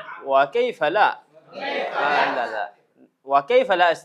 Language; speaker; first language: Arabic; non-native, fluent; Indonesian